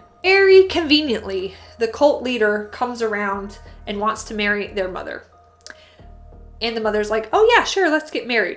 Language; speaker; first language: English; native; English